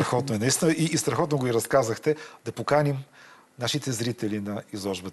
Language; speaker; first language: Bulgarian; native; Bulgarian